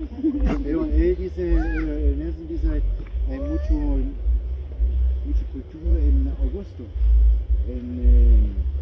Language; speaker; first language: Spanish; non-native, learner; German